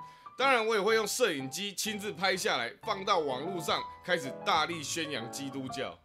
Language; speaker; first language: Chinese; native; Chinese